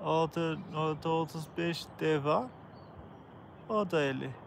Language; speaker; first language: Turkish; non-native, learner; English